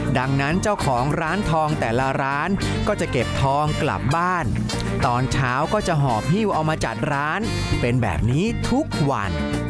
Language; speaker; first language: Thai; native; Thai